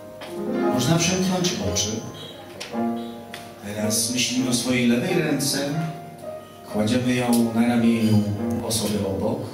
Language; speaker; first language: Polish; native; Polish